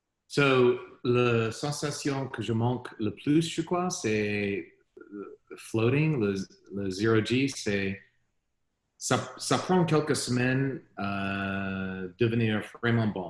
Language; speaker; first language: French; non-native, learner; English